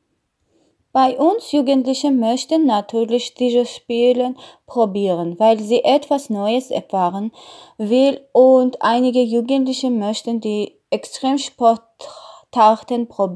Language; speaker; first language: German; non-native, learner; Armenian